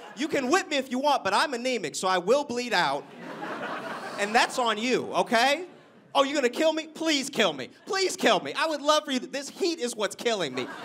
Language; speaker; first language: English; native; English